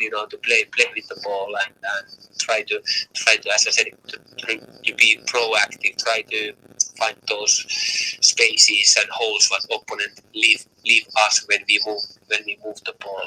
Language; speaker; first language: English; non-native, fluent; Finnish